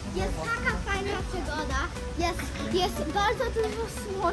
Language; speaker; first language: Polish; early bilingual, heritage; English